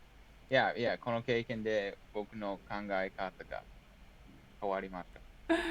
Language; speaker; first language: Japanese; non-native, learner; English